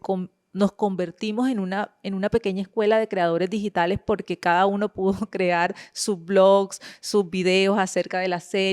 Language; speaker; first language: Spanish; native; Spanish